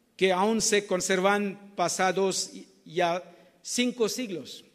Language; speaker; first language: Spanish; non-native, fluent; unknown